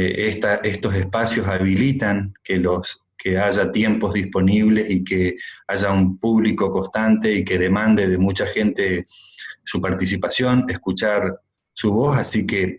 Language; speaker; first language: Spanish; native; Spanish